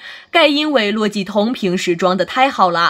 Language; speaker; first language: Chinese; native; Chinese